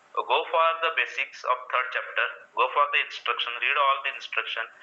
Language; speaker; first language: English; non-native, local second language; Marathi